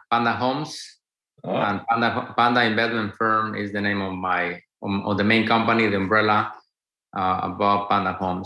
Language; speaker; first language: English; non-native, fluent; Spanish